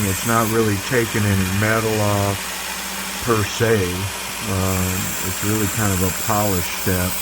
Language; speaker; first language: English; native; English